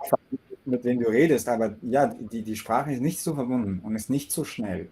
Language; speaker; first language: German; non-native, fluent; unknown